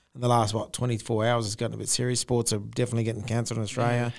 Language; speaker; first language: English; native; English